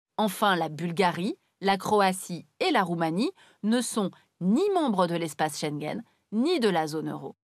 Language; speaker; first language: French; native; French